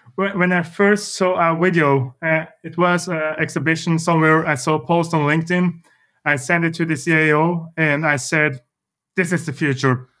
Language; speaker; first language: English; non-native, fluent; Norwegian